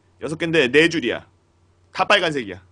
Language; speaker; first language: Korean; native; Korean